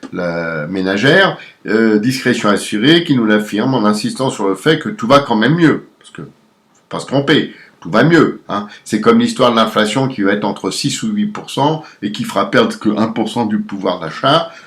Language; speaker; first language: French; native; French